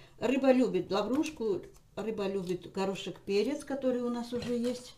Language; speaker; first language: Russian; non-native, local second language; Armenian